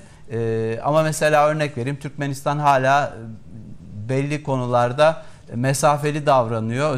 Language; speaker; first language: Turkish; native; Turkish